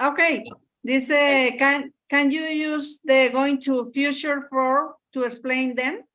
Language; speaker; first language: English; non-native, learner; Spanish